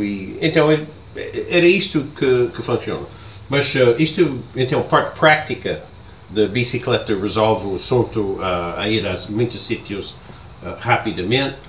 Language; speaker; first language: Portuguese; non-native, learner; English